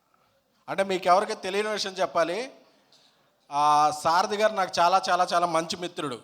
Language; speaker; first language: Telugu; native; Telugu